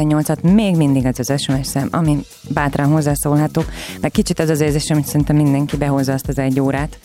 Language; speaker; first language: Hungarian; native; Hungarian